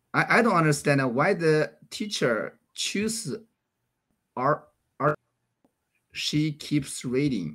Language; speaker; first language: English; non-native, learner; Chinese